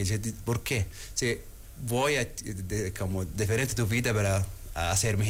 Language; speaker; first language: Spanish; non-native, learner; Arabic